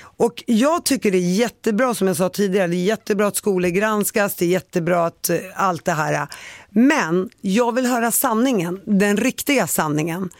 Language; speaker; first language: Swedish; native; Swedish